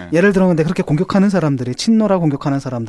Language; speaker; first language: Korean; native; Korean